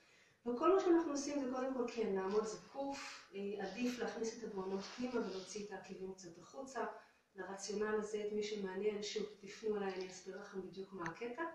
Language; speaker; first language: Hebrew; native; Hebrew